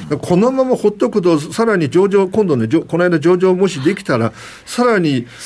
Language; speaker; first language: Japanese; non-native, fluent; Chinese